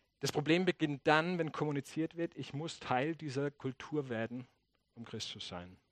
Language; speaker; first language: German; native; German